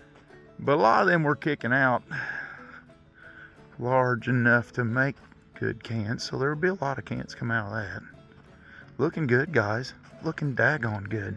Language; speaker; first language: English; native; English